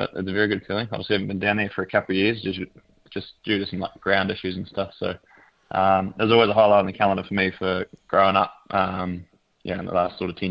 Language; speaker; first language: English; native; English